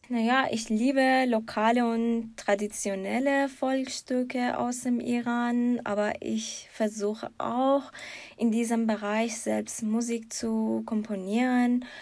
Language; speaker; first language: German; non-native, learner; Persian